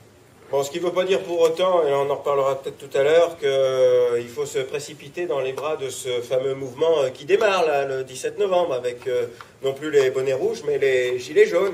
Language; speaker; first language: French; native; French